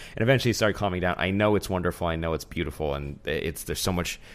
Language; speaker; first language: English; native; English